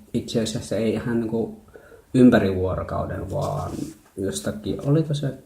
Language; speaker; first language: Finnish; non-native, fluent; Jarai